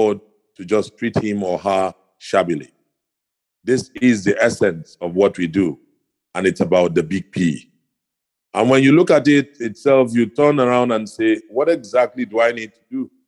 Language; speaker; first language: English; non-native, local second language; Ibibio